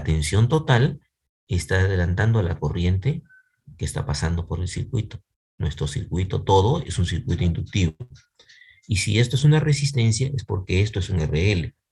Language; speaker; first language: Spanish; native; Spanish